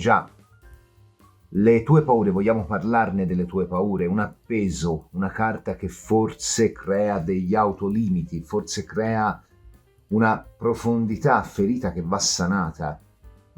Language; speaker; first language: Italian; native; Italian